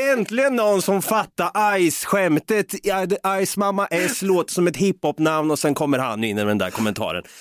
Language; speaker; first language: Swedish; native; Swedish